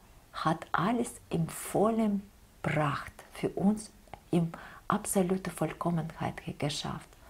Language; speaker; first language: German; non-native, fluent; Russian